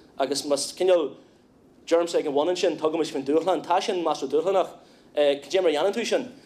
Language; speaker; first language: Irish; non-native, local second language; English